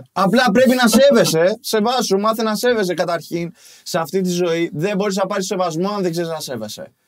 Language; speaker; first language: Greek; early bilingual, other home language; Albanian